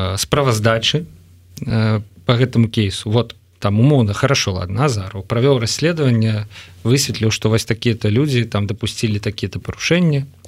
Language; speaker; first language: Belarusian; non-native, local second language; Russian